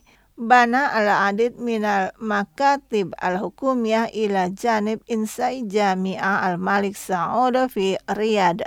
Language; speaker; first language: Arabic; non-native, fluent; Indonesian